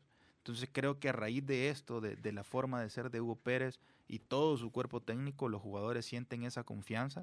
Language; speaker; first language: Spanish; native; Spanish